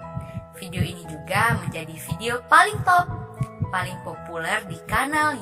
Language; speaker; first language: Indonesian; native; Indonesian